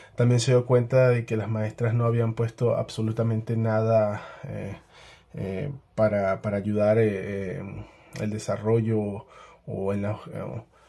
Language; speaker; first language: Spanish; native; Spanish